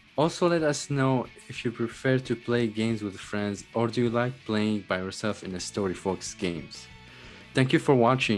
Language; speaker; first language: English; non-native, fluent; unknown